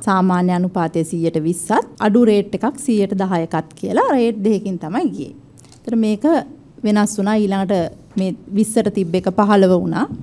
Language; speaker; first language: Sinhala; native; Sinhala